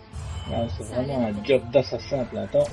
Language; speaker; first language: French; native; French